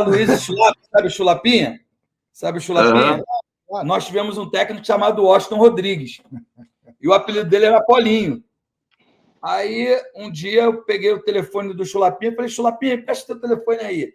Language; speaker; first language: Portuguese; native; Portuguese